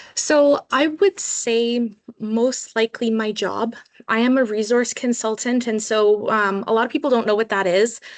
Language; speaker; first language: English; native; English